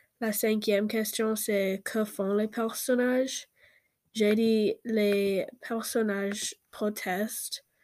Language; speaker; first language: French; non-native, learner; English